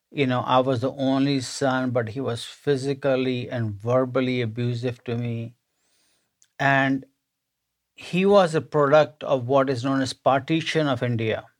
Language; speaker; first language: English; non-native, local second language; Punjabi